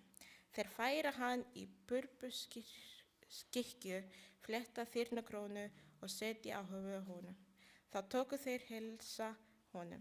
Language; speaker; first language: Icelandic; non-native, learner; Spanish